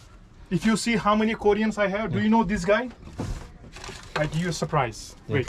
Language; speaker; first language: English; non-native, local second language; Kashmiri